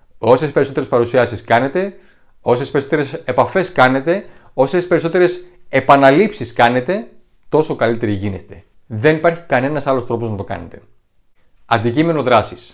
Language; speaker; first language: Greek; native; Greek